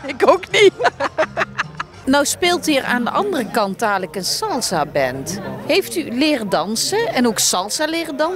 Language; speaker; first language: Dutch; native; Dutch